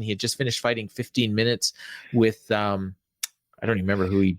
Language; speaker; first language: English; native; English